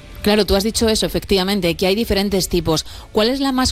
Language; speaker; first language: Spanish; native; Spanish